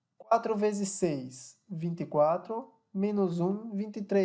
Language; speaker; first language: Portuguese; native; Portuguese